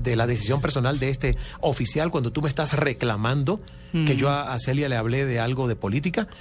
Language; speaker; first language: Spanish; native; Spanish